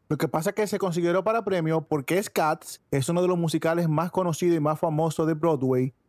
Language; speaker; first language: Spanish; native; Spanish